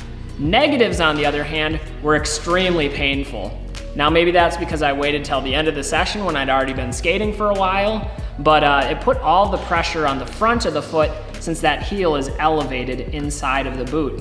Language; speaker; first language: English; native; English